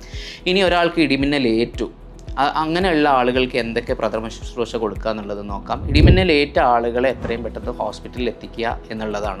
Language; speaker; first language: Malayalam; native; Malayalam